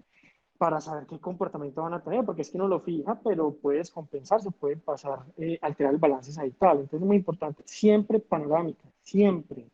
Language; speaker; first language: Spanish; native; Spanish